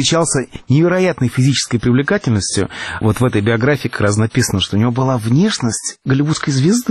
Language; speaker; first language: Russian; native; Russian